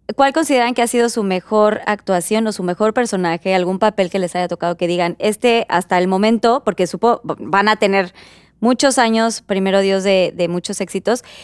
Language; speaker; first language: Spanish; native; Spanish